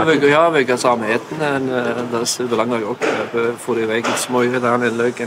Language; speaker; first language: Dutch; non-native, fluent; Icelandic